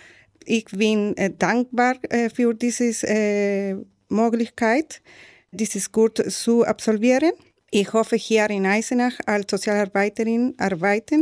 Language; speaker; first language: German; non-native, learner; Spanish